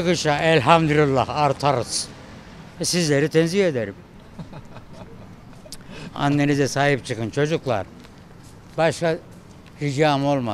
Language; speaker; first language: Turkish; native; Turkish